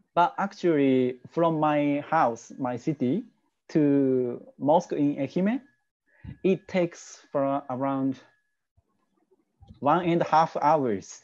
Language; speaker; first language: English; non-native, learner; Japanese